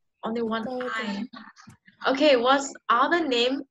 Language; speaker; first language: English; non-native, learner; Vietnamese